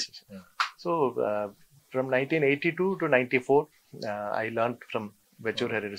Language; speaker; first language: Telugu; non-native, learner; Malayalam